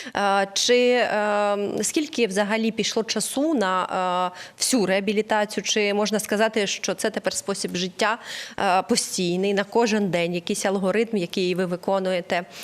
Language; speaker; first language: Ukrainian; native; Ukrainian